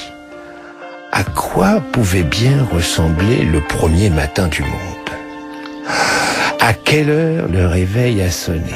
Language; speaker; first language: French; native; French